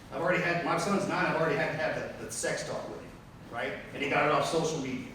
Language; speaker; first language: English; native; English